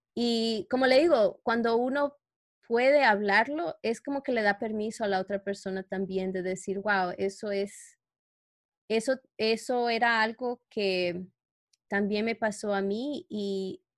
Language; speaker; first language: Spanish; early bilingual, heritage; Spanish